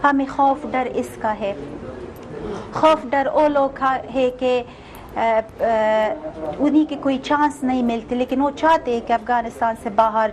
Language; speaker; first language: Hindi; non-native, learner; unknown